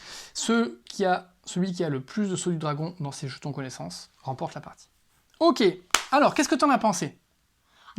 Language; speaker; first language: French; native; French